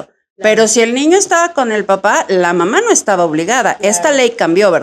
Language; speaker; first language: Spanish; native; Spanish